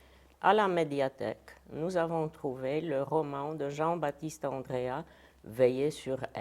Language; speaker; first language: French; non-native, fluent; Polish